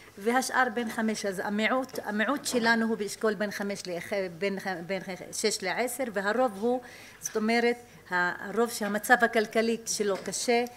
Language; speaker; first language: Hebrew; non-native, local second language; Arabic